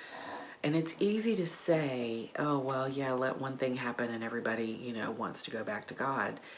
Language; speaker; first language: English; native; English